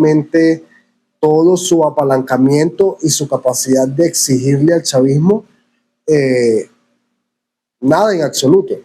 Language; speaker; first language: Spanish; native; Spanish